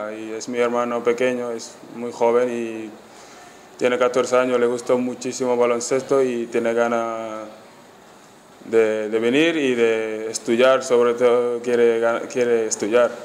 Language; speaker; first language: Spanish; non-native, fluent; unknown